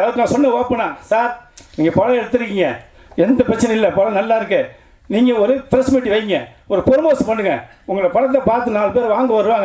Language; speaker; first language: Tamil; native; Tamil